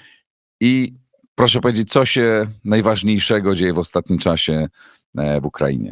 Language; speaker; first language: Polish; native; Polish